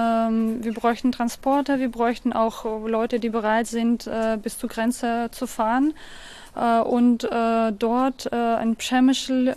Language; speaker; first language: German; non-native, fluent; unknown